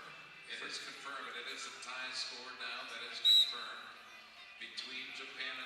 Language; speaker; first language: English; native; English